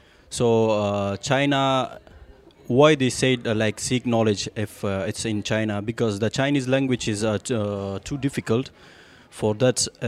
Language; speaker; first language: English; non-native, learner; Pashto